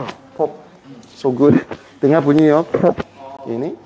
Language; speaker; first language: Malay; non-native, local second language; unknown